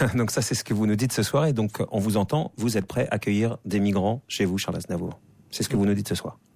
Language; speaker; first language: French; native; French